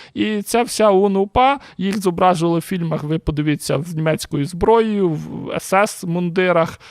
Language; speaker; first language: Ukrainian; native; Ukrainian